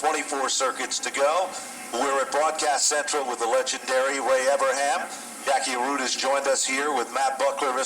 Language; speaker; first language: English; native; English